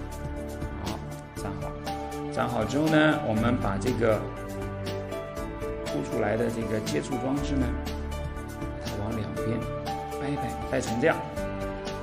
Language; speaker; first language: Chinese; native; Chinese